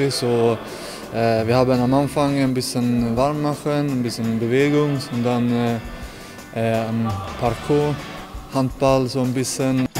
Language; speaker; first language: German; non-native, learner; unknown